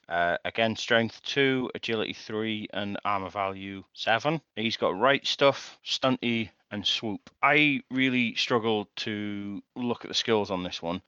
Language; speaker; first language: English; native; English